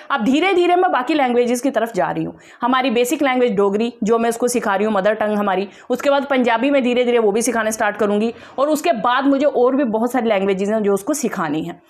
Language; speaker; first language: Hindi; non-native, local second language; Dogri